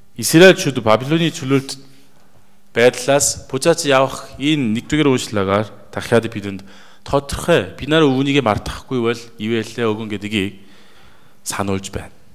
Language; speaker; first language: Mongolian; native; Mongolian